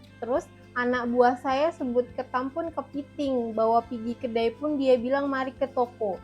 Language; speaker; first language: Indonesian; native; Indonesian